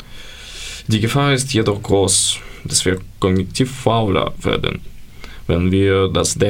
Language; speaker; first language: German; non-native, learner; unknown